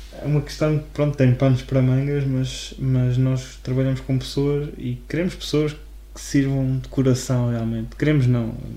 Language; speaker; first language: Portuguese; native; Portuguese